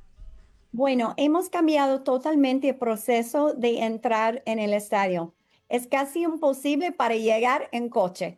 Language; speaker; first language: Spanish; non-native, fluent; English